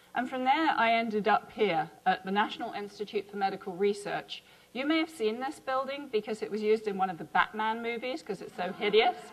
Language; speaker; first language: English; native; English